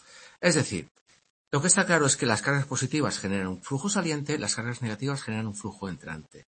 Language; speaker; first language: Spanish; native; Spanish